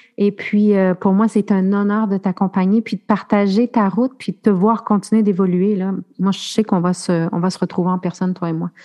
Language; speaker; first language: French; native; French